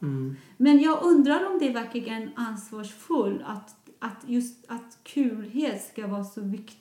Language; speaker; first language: Swedish; non-native, fluent; Persian